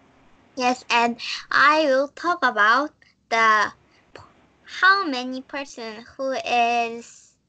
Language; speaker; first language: English; non-native, learner; Korean